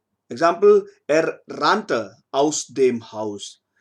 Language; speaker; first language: German; non-native, fluent; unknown